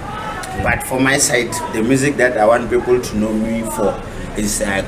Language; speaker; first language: English; non-native, local second language; Northern Sotho